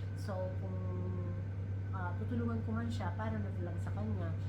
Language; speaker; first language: Filipino; native; Filipino